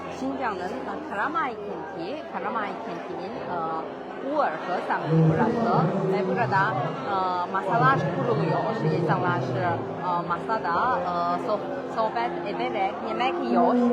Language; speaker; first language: Turkish; non-native, learner; Chinese